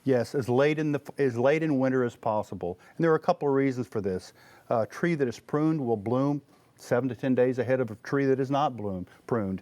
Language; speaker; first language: English; native; English